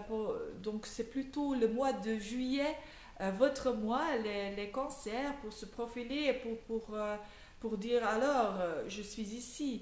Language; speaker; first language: French; non-native, local second language; Dutch